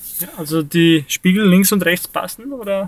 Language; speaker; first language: German; native; German